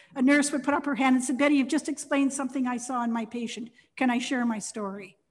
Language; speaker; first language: English; native; English